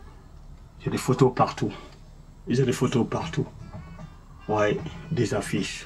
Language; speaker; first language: French; non-native, local second language; Soninke